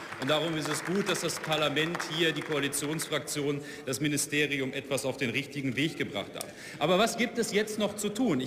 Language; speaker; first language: German; native; German